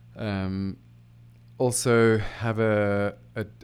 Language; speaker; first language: English; native; English